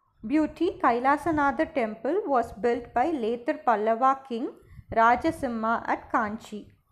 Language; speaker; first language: English; non-native, local second language; Tamil